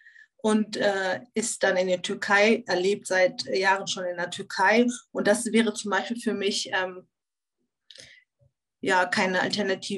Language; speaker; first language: German; early bilingual, other home language; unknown